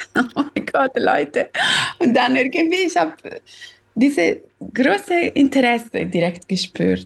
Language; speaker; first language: German; non-native, fluent; Italian